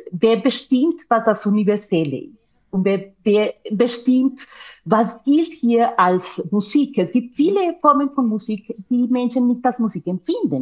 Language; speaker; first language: German; non-native, fluent; Spanish